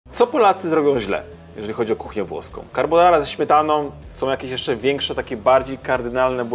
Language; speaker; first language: Polish; native; Polish